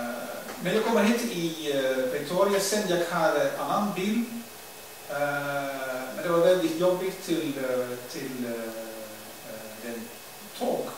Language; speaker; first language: Swedish; non-native, learner; Dutch